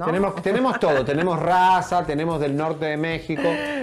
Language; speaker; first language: Spanish; native; Spanish